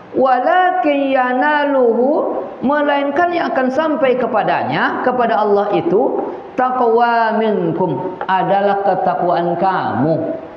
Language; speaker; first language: Malay; native; Malay